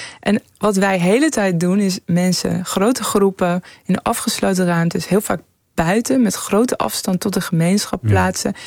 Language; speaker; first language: Dutch; early bilingual, other home language; Persian